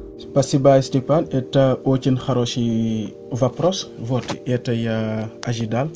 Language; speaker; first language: Russian; non-native, learner; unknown